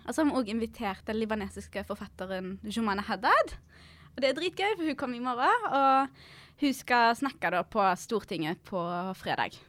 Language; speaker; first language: Norwegian; early bilingual, other home language; Arabic